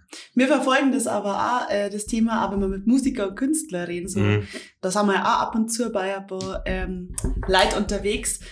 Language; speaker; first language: German; native; German